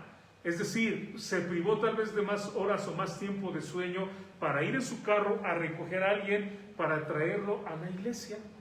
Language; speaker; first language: Spanish; native; Spanish